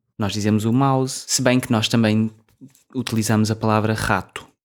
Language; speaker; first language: Portuguese; native; Portuguese